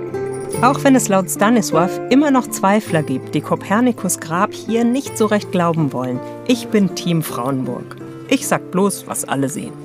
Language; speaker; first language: German; native; German